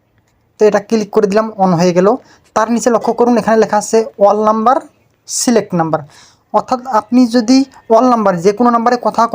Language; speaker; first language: Bangla; native; Bangla